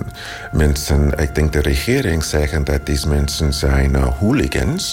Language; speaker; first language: Dutch; non-native, learner; English